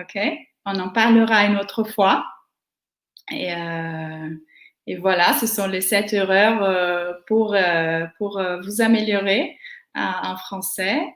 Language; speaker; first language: French; non-native, fluent; Portuguese